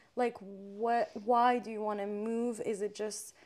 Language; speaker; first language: English; non-native, fluent; French